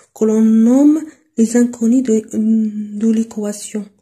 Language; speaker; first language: French; non-native, local second language; Arabic